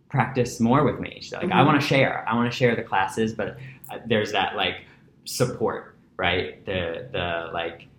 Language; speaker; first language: English; native; English